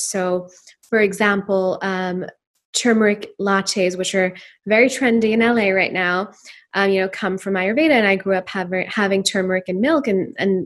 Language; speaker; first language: English; non-native, local second language; Urdu